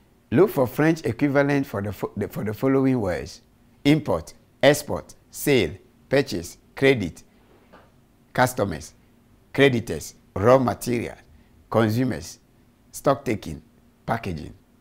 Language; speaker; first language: English; non-native, local second language; Akan